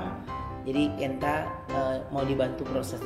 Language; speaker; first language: Indonesian; native; Indonesian